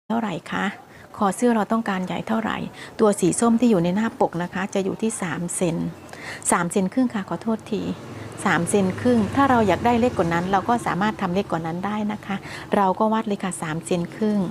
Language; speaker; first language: Thai; native; Thai